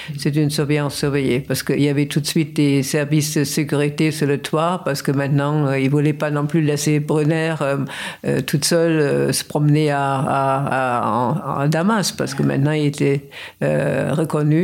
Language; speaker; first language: French; non-native, fluent; German